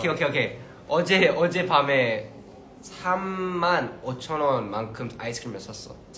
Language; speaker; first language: Korean; early bilingual, heritage; Korean